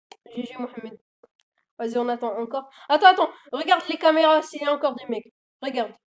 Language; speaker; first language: French; native; French